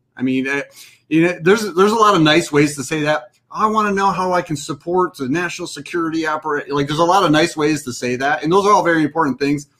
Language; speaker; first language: English; native; English